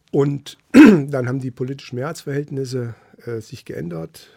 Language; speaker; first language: German; native; German